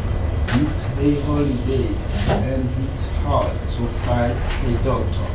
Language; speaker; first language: English; non-native, learner; Haitian Creole